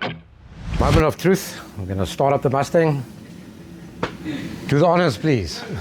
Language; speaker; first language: English; native; English